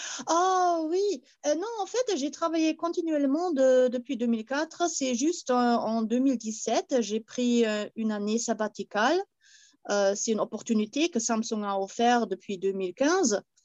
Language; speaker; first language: French; non-native, fluent; German